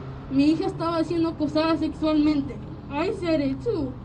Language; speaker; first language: Spanish; early bilingual, heritage; Spanish